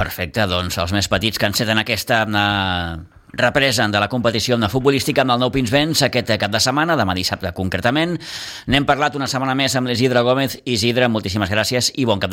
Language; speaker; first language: Catalan; native; Catalan